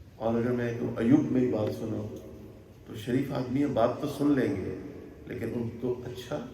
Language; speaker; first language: Urdu; non-native, local second language; Punjabi